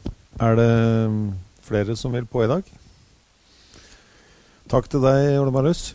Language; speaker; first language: Norwegian; native; Norwegian